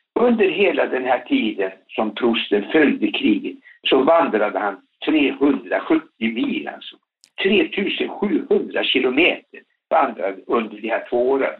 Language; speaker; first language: Swedish; native; Swedish